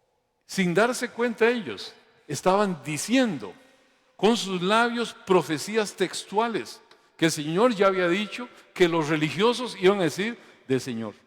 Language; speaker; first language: Spanish; native; Spanish